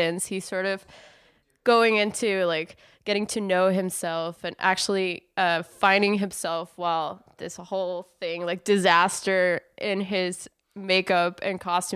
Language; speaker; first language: English; non-native, fluent; Spanish